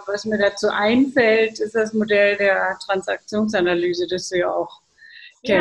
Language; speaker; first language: German; native; German